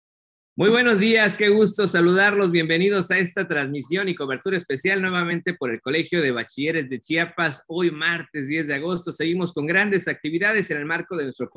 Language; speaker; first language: Spanish; native; Spanish